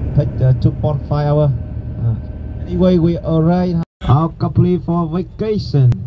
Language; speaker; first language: English; non-native, learner; Vietnamese